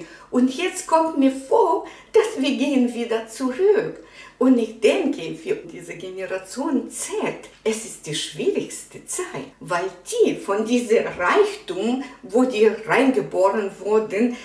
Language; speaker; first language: German; non-native, fluent; Russian